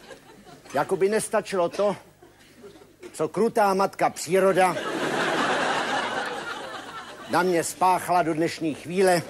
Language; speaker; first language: Czech; native; Czech